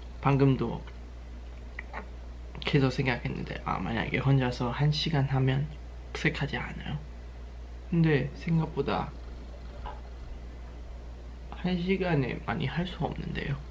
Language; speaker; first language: Korean; non-native, learner; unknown